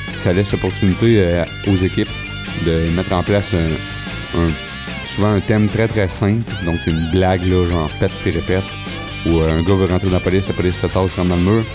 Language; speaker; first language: French; native; French